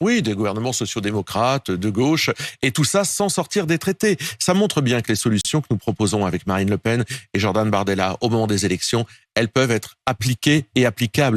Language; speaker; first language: French; native; French